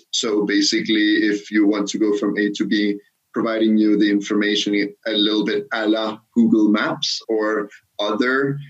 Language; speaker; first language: English; non-native, fluent; Danish